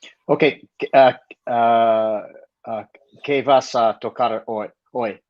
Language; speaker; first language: Spanish; non-native, learner; English